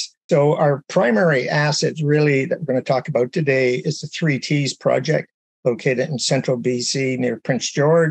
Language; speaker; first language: English; native; English